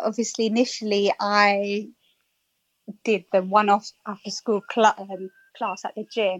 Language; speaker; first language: English; native; English